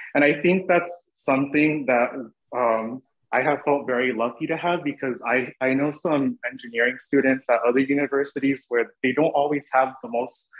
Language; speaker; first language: English; native; English